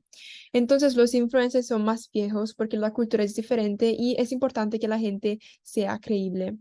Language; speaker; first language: Spanish; non-native, learner; Korean